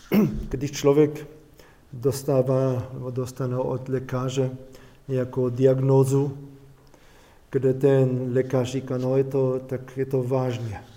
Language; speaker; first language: Czech; non-native, fluent; German